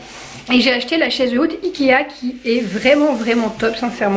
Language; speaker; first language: French; native; French